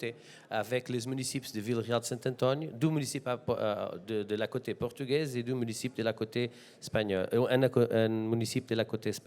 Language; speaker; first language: French; non-native, learner; Portuguese